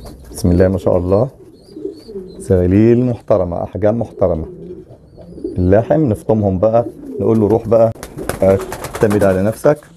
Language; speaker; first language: Arabic; native; Arabic